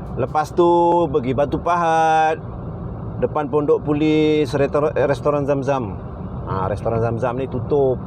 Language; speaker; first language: Malay; native; Malay